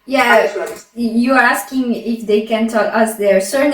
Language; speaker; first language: English; non-native, fluent; Arabic